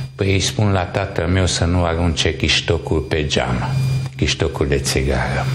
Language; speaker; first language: Romanian; non-native, local second language; Hungarian